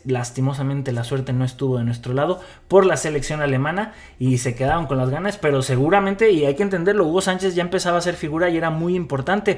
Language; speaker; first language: Spanish; native; Spanish